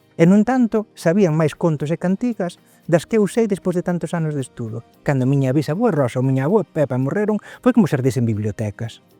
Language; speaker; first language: Galician; native; Galician